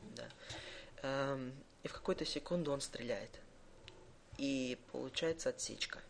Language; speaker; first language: Russian; early bilingual, heritage; Russian